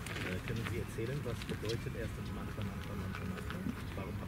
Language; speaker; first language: German; non-native, fluent; English